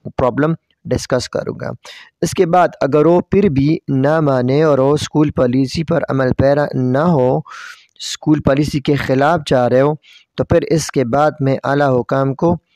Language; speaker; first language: Urdu; non-native, local second language; Pashto